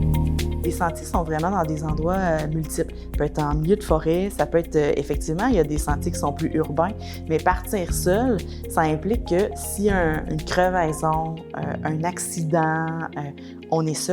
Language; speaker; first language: French; native; French